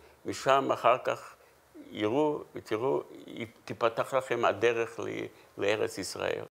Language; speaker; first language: Hebrew; non-native, fluent; Yiddish